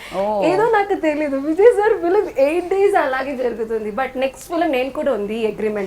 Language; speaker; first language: Telugu; non-native, learner; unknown